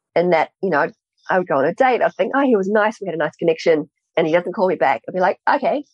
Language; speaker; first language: English; native; English